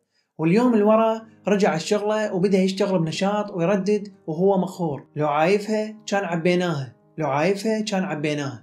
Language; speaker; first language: Arabic; native; Arabic